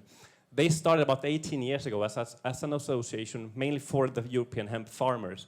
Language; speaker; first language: English; non-native, fluent; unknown